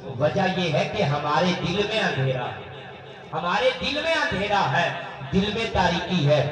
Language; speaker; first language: Urdu; non-native, local second language; Punjabi